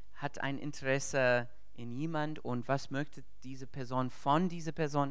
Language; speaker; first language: German; non-native, learner; English